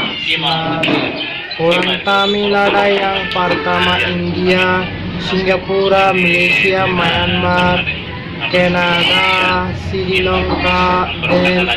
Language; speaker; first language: Indonesian; non-native, learner; Bangla